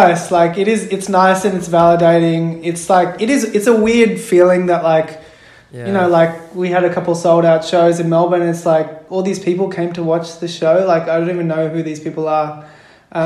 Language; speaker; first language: English; native; English